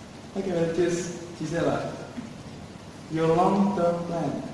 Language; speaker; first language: English; non-native, learner; Indonesian